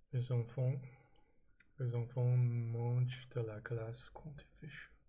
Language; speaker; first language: French; non-native, learner; English